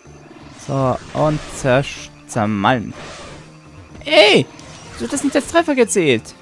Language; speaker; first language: German; native; German